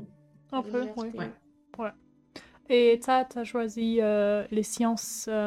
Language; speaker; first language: French; non-native, fluent; German